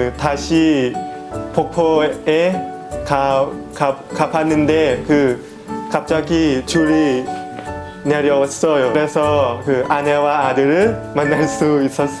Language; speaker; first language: Korean; non-native, learner; Thai